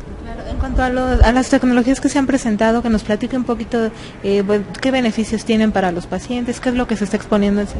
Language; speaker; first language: Spanish; native; Spanish